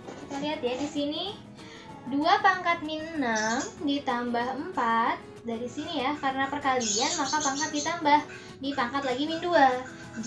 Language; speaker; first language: Indonesian; native; Indonesian